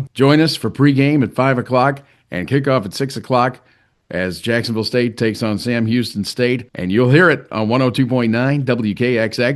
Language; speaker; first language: English; native; English